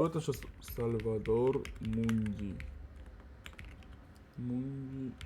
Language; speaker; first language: Russian; native; Russian